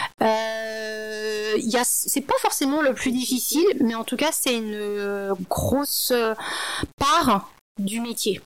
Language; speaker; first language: French; early bilingual, other home language; Min Nan Chinese